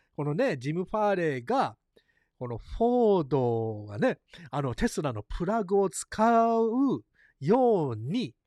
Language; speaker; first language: Japanese; early bilingual, heritage; Japanese